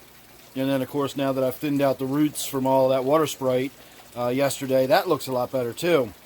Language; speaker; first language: English; native; English